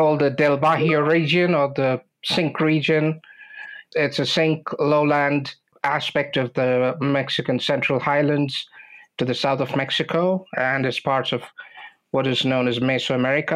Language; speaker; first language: English; non-native, local second language; Bangla